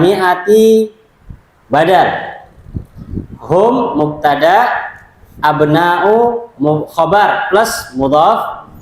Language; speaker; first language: Arabic; non-native, fluent; Indonesian